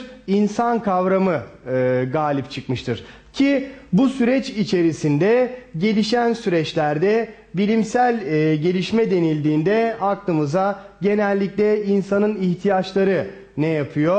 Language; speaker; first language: Turkish; native; Turkish